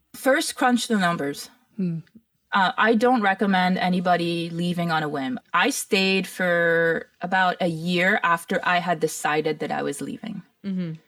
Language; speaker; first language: English; early bilingual, other home language; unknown